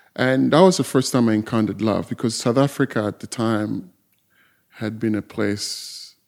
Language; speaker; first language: English; non-native, fluent; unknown